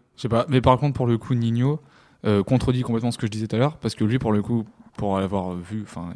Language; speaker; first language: French; native; French